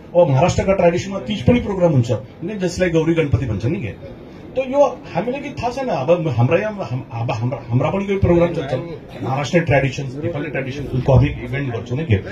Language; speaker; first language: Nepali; early bilingual, heritage; Nepali